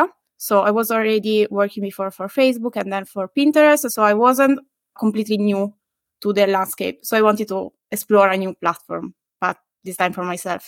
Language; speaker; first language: English; non-native, fluent; Italian